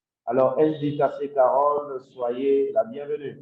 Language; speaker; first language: French; non-native, local second language; Yoruba